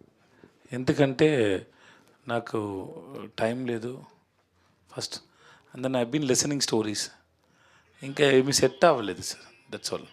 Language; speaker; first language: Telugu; non-native, learner; Tamil